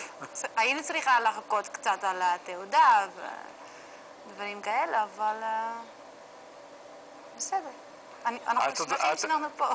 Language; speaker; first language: Hebrew; non-native, learner; Dutch